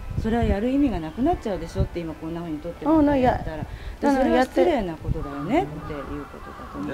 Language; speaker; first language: Japanese; native; Japanese